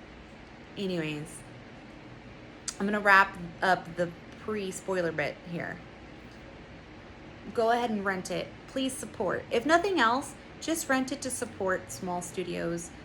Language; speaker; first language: English; native; English